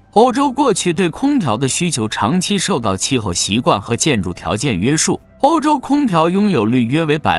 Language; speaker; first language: Chinese; native; Chinese